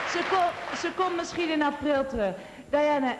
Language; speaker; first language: Dutch; native; Dutch